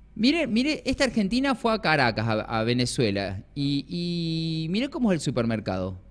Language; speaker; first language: Spanish; native; Spanish